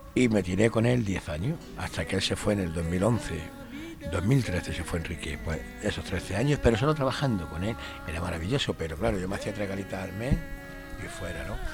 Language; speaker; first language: Spanish; native; Spanish